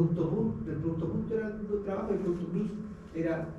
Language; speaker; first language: Spanish; native; Spanish